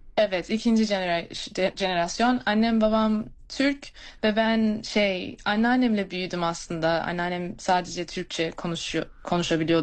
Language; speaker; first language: Turkish; early bilingual, heritage; English